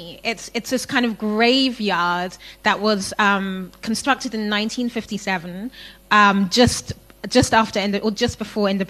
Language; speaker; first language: English; non-native, local second language; Akan